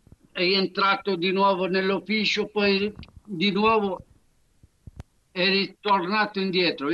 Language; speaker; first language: Italian; non-native, fluent; Arabic